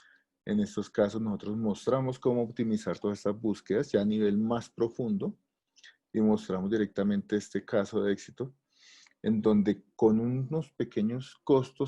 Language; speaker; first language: Spanish; native; Spanish